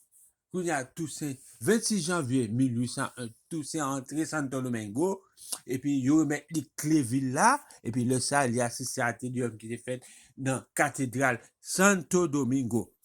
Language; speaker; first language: French; non-native, local second language; Haitian Creole